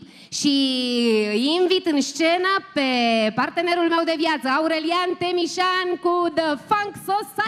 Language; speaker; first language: Romanian; native; Romanian